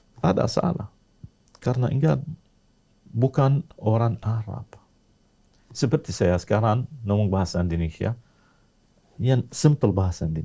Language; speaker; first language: Indonesian; non-native, learner; Arabic